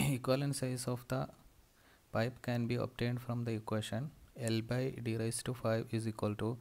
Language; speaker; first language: English; non-native, local second language; Malayalam